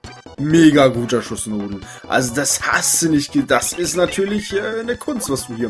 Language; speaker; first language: German; native; German